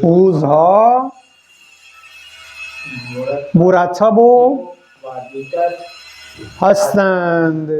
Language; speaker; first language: Persian; non-native, fluent; Urdu